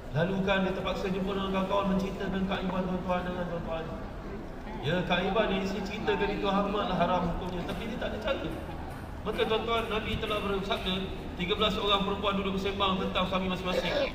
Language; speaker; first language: Malay; native; Malay